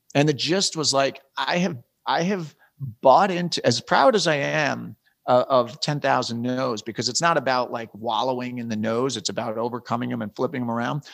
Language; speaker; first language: English; native; English